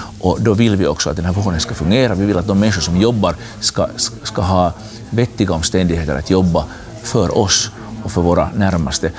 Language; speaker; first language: Swedish; native; Swedish